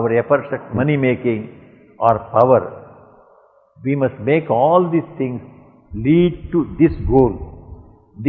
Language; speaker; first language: English; non-native, local second language; Tamil